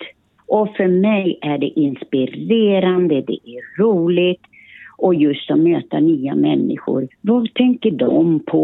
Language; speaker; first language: Swedish; early bilingual, other home language; Finnish